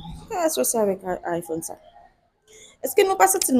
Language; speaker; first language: French; non-native, local second language; Haitian Creole